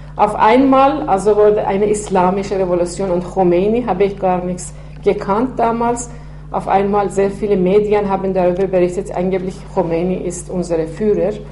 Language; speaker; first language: German; non-native, fluent; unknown